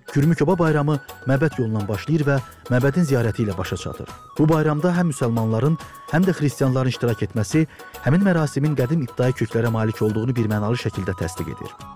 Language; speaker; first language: Azerbaijani; native; Azerbaijani